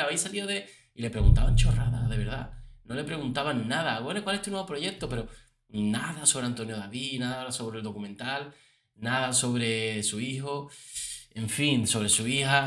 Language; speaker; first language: Spanish; native; Spanish